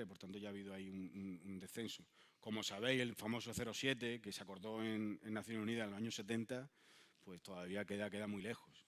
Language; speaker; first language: Spanish; native; Spanish